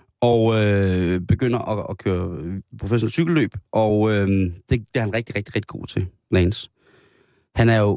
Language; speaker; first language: Danish; native; Danish